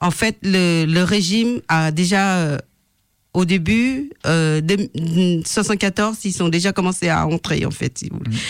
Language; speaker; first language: French; non-native, fluent; Lao